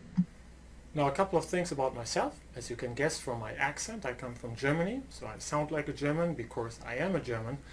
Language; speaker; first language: English; non-native, fluent; German